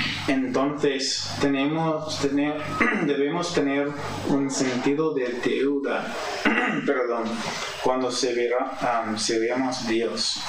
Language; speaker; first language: Spanish; non-native, fluent; English